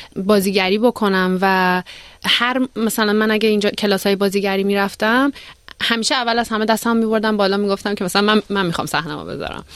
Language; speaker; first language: Persian; native; Persian